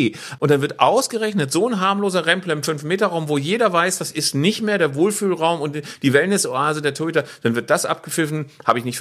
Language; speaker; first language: German; native; German